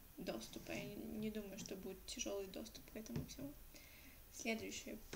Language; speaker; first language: Russian; non-native, local second language; Ukrainian